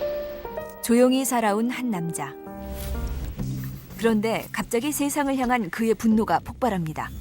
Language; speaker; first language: Korean; native; Korean